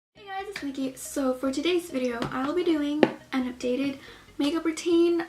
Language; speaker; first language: English; native; English